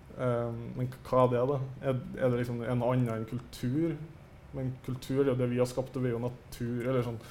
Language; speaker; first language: Norwegian; native; Norwegian